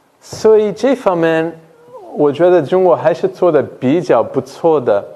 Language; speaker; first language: Chinese; non-native, fluent; English